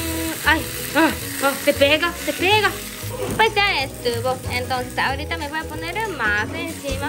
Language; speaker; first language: Spanish; non-native, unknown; Japanese